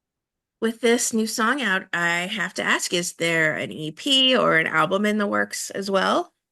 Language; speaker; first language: English; native; English